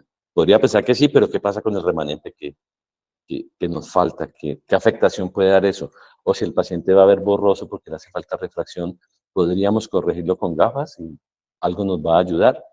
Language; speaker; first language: Spanish; native; Spanish